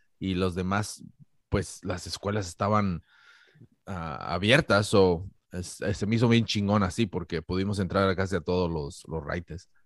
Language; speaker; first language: Spanish; native; Spanish